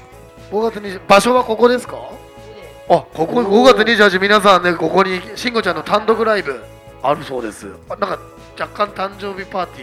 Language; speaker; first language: Japanese; native; Japanese